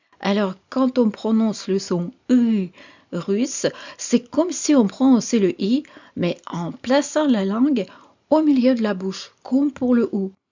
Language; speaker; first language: French; non-native, fluent; Russian